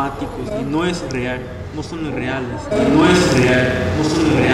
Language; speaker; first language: Spanish; non-native, fluent; Korean